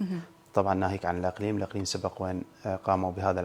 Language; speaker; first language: Arabic; native; Arabic